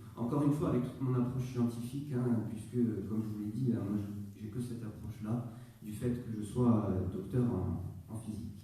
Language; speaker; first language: French; native; French